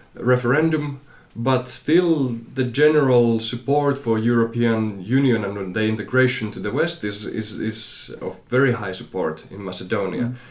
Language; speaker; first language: English; non-native, fluent; Macedonian